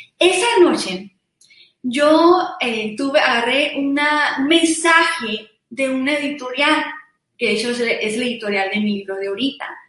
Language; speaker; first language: Spanish; early bilingual, heritage; Spanish